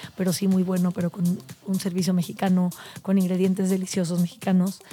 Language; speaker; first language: Spanish; native; Spanish